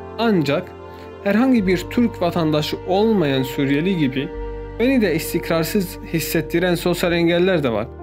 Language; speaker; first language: Turkish; non-native, fluent; Arabic